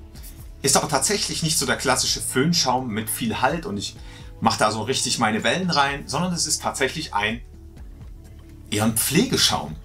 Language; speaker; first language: German; native; German